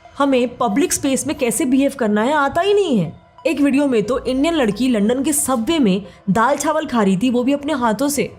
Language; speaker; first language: Hindi; native; Hindi